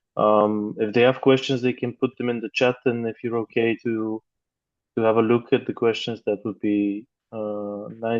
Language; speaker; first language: English; non-native, fluent; Bulgarian